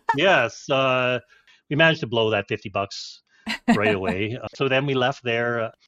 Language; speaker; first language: English; native; English